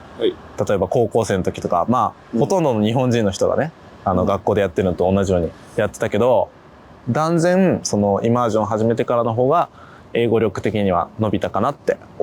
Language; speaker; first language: Japanese; native; Japanese